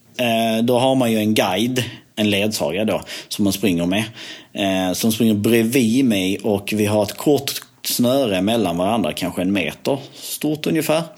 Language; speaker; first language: Swedish; native; Swedish